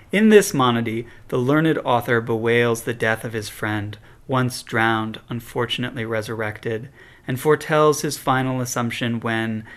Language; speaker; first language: English; native; English